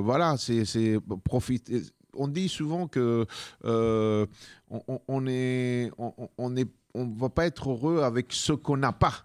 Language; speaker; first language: French; early bilingual, other home language; Spanish